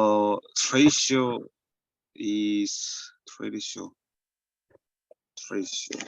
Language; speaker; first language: English; non-native, learner; Korean